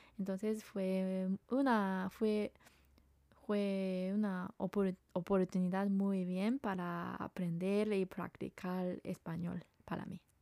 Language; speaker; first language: Spanish; non-native, learner; Japanese